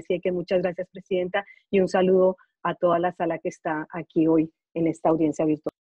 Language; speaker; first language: Spanish; native; Spanish